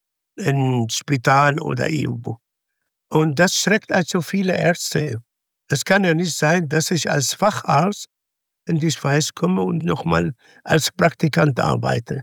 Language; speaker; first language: German; non-native, fluent; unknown